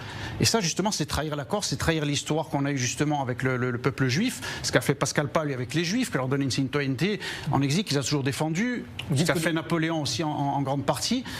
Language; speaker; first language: French; native; French